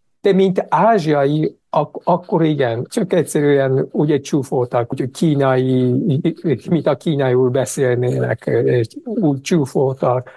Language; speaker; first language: Hungarian; non-native, fluent; Japanese